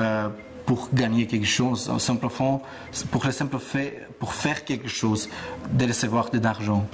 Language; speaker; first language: French; early bilingual, other home language; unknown